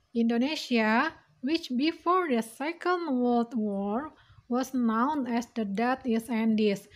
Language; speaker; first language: English; non-native, fluent; Indonesian